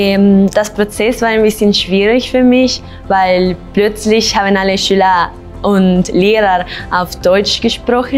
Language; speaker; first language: German; non-native, fluent; Spanish